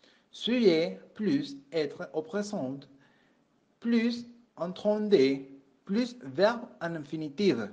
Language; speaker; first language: French; non-native, fluent; Spanish